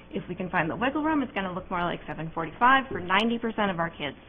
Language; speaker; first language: English; native; English